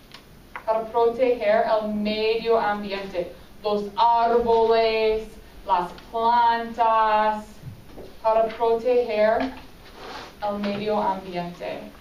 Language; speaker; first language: Spanish; non-native, fluent; English